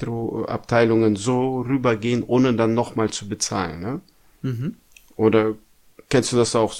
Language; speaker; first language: German; non-native, fluent; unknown